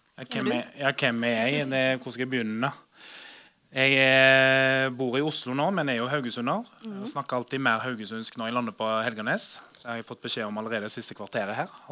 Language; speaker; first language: Norwegian; native; Norwegian